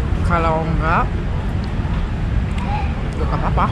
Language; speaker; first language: Indonesian; non-native, fluent; German